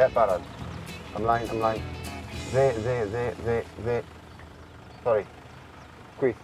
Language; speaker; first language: Welsh; native; Welsh